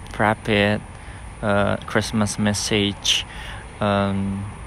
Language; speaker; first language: English; non-native, fluent; Indonesian